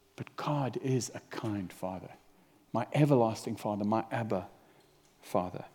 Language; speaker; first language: English; native; English